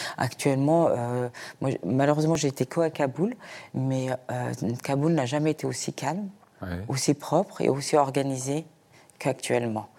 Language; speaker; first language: French; early bilingual, other home language; Persian